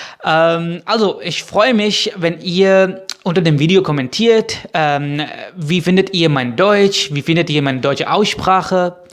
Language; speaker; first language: German; non-native, fluent; Urdu